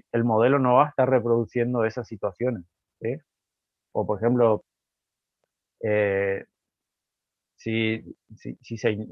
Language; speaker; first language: Spanish; native; Spanish